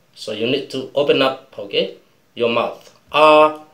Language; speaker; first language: English; non-native, fluent; Indonesian